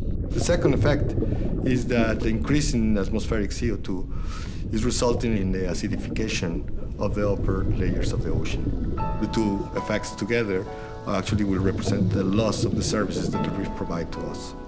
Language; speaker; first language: English; non-native, fluent; Spanish